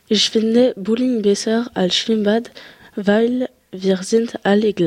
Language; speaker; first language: German; non-native, learner; French